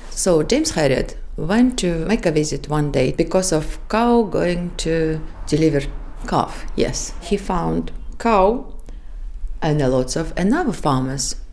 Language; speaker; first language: English; non-native, fluent; Russian